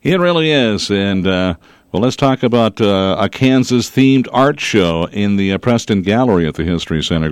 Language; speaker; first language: English; native; English